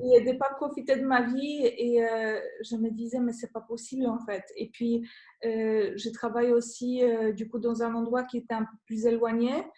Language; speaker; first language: French; non-native, fluent; Polish